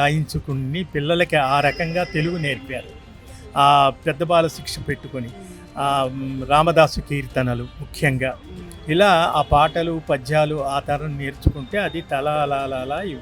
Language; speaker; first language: Telugu; native; Telugu